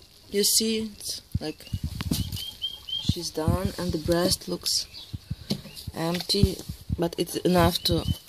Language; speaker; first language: English; non-native, fluent; Ukrainian